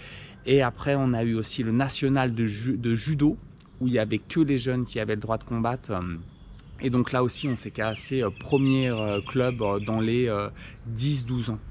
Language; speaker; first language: French; native; French